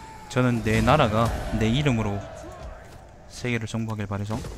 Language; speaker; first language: Korean; native; Korean